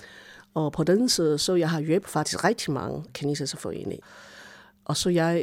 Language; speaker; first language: Danish; non-native, fluent; Chinese